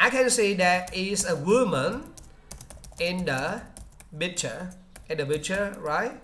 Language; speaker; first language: English; non-native, learner; Vietnamese